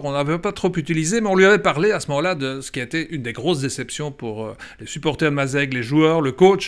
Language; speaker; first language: French; native; French